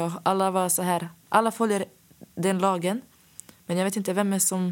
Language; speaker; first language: Swedish; non-native, fluent; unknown